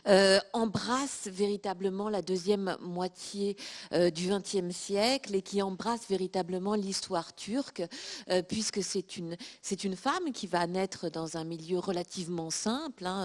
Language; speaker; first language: French; native; French